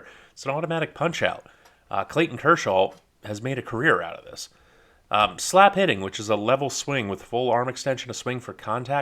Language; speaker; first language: English; native; English